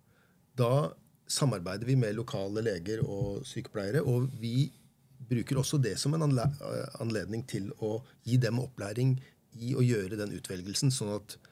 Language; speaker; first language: Norwegian; native; Norwegian